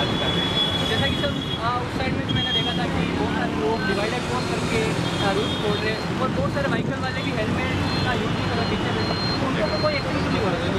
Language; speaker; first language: Hindi; native; Hindi